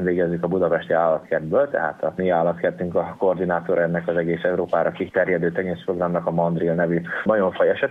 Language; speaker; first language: Hungarian; native; Hungarian